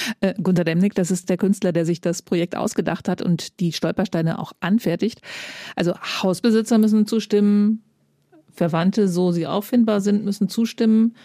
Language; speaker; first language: German; native; German